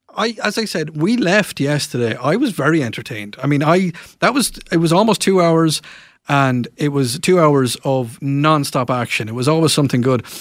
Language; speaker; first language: English; non-native, local second language; Irish